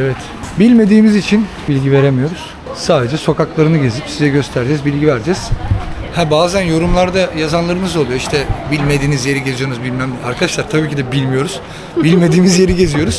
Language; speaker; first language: Turkish; native; Turkish